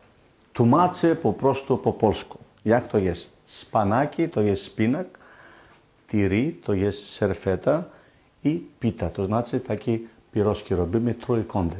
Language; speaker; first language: Polish; non-native, learner; Greek